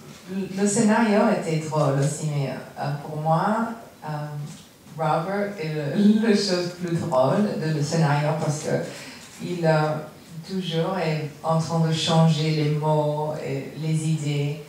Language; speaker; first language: French; non-native, learner; English